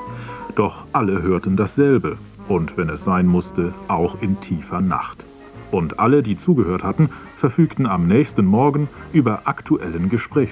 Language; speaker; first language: German; native; German